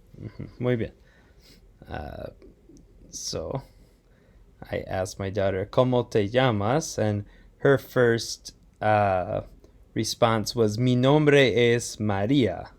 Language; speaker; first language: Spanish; non-native, fluent; English